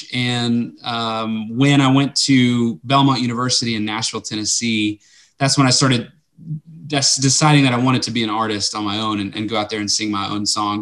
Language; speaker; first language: English; native; English